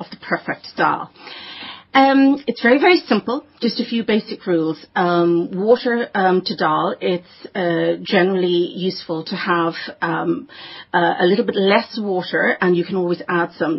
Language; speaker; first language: English; native; English